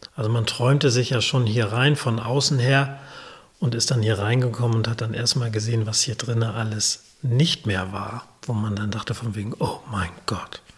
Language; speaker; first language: German; native; German